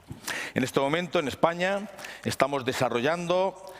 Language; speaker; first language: Spanish; native; Spanish